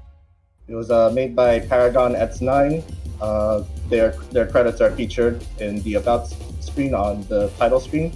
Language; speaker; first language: English; native; English